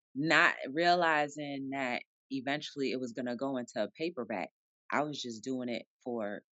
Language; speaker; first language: English; native; English